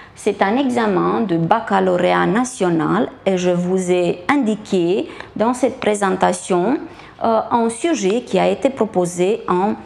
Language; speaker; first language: French; non-native, fluent; Romanian